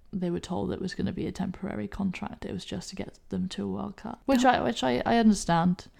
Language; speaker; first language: English; native; English